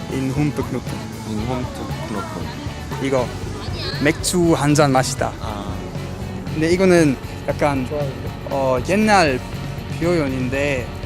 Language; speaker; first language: Korean; non-native, fluent; Luxembourgish